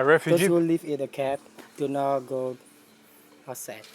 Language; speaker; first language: English; non-native, learner; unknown